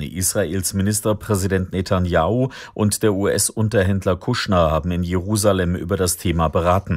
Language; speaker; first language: German; native; German